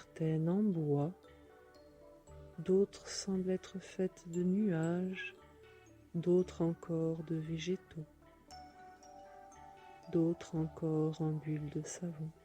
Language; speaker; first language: French; native; French